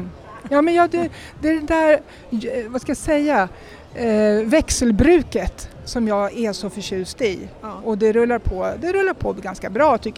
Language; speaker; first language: Swedish; native; Swedish